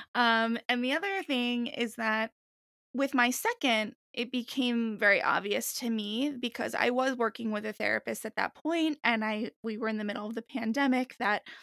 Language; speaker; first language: English; native; English